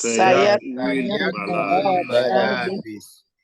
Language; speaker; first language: Arabic; non-native, learner; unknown